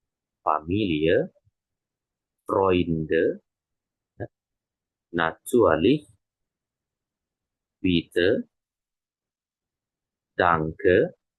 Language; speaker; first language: German; non-native, fluent; Indonesian